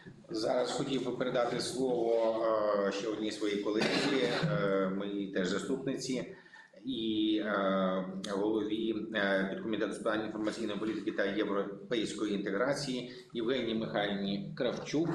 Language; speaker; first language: Ukrainian; native; Ukrainian